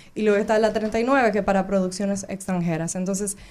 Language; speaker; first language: Spanish; native; Spanish